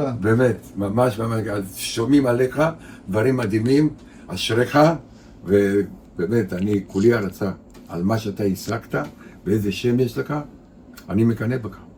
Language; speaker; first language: Hebrew; non-native, fluent; Romanian